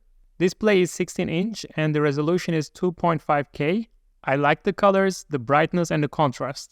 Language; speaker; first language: English; non-native, fluent; Turkish